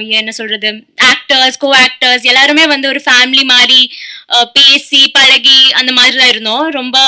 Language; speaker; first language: Tamil; non-native, learner; Malayalam